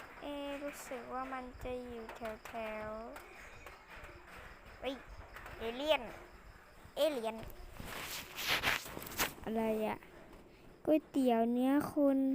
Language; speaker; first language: Thai; native; Thai